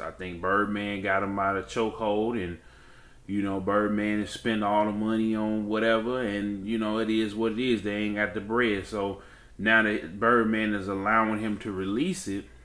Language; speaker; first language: English; native; English